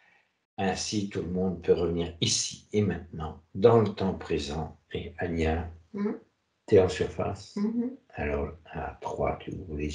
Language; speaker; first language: French; native; French